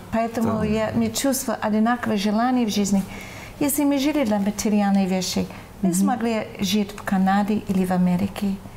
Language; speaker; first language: Russian; non-native, fluent; English